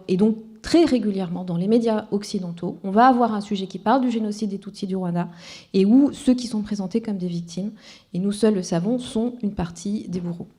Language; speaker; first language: French; non-native, local second language; Kinyarwanda